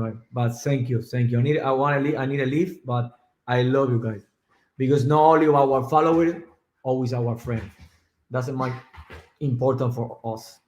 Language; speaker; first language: English; non-native, learner; Spanish